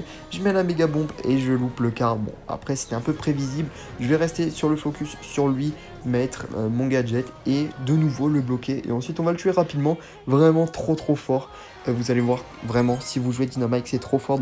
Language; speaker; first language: French; native; French